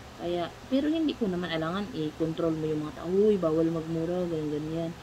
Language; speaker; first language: Filipino; non-native, local second language; Cebuano